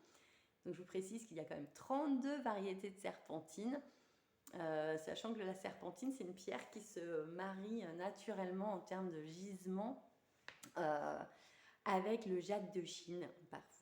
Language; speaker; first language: French; native; French